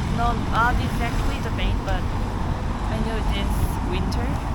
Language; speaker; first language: English; non-native, fluent; Korean